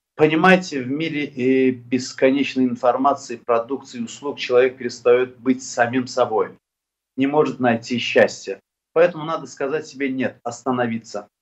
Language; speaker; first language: Russian; non-native, local second language; Azerbaijani